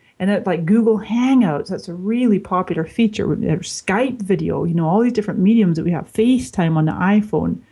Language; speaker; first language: English; native; English